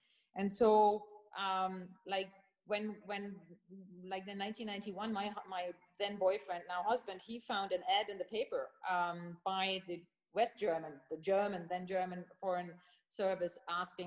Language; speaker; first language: English; non-native, fluent; German